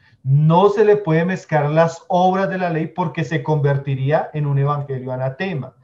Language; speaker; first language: Spanish; native; Spanish